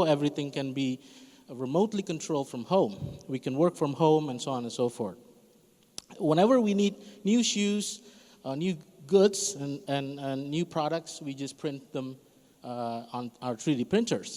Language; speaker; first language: English; non-native, fluent; Indonesian